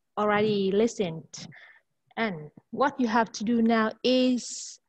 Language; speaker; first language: English; non-native, fluent; Vietnamese